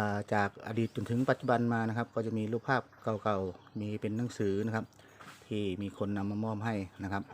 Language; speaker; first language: Thai; native; Thai